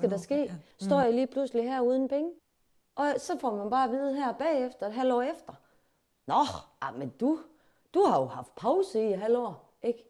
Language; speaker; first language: Danish; native; Danish